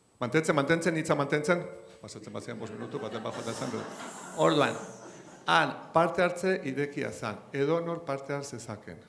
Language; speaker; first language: Basque; non-native, local second language; Spanish